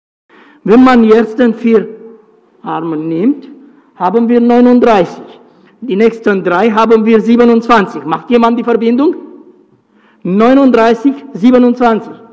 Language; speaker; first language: German; non-native, fluent; Romanian